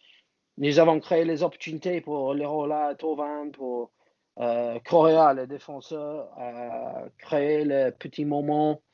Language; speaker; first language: French; non-native, fluent; English